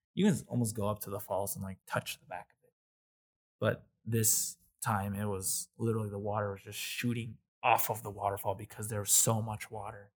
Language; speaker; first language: English; native; English